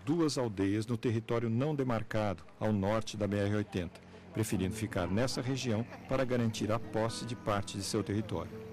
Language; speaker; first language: Portuguese; native; Portuguese